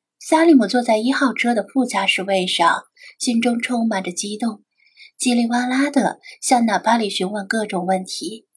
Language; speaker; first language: Chinese; native; Chinese